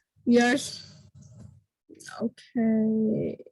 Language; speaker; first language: English; non-native, learner; Vietnamese